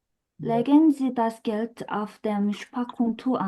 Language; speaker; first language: German; non-native, learner; Korean